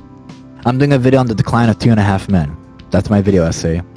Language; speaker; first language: English; native; English